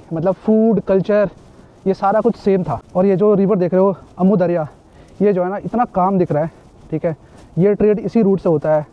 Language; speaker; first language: Hindi; native; Hindi